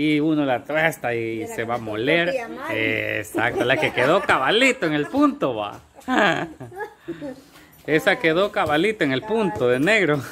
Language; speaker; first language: Spanish; native; Spanish